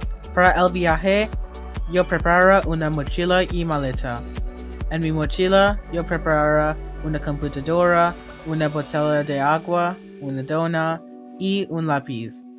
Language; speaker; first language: Spanish; non-native, learner; English